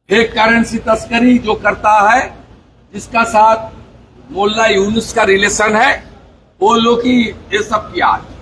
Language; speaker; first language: Hindi; non-native, local second language; Bangla